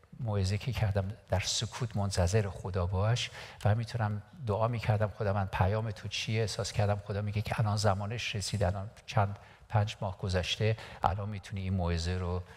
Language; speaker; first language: Persian; non-native, local second language; Armenian